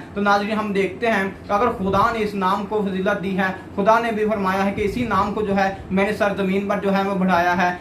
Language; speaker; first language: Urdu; native; Urdu